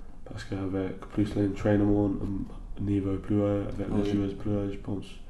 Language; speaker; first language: French; non-native, learner; English